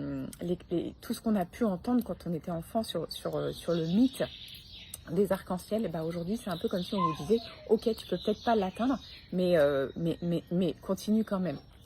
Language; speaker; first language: French; native; French